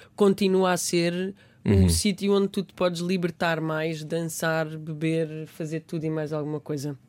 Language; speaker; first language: Portuguese; native; Portuguese